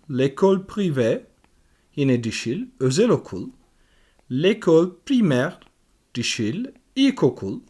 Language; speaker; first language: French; non-native, fluent; Turkish